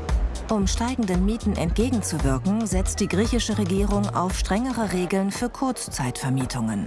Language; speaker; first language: German; native; German